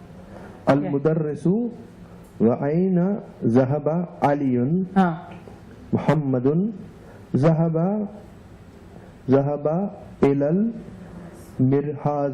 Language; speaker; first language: Arabic; non-native, learner; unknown